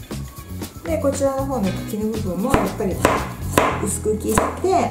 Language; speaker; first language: Japanese; native; Japanese